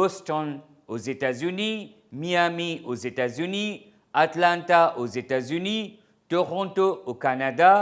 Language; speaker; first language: French; non-native, fluent; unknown